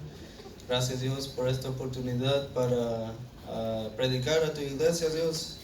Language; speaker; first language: Spanish; early bilingual, heritage; Spanish